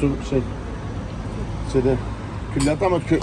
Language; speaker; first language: Turkish; native; Turkish